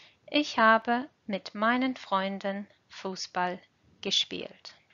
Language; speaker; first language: German; non-native, fluent; English